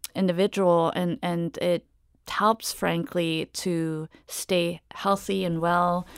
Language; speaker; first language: English; non-native, fluent; German